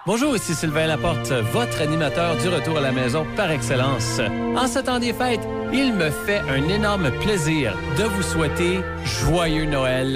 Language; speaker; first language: French; native; French